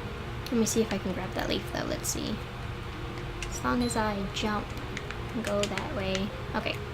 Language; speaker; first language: English; native; English